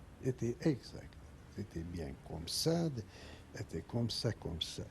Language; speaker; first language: French; non-native, learner; Hungarian